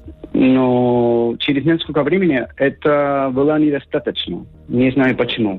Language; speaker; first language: Russian; non-native, fluent; Spanish